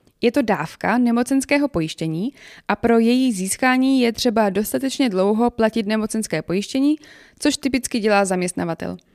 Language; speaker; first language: Czech; native; Czech